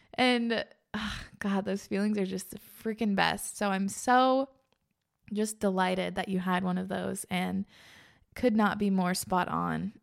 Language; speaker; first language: English; native; English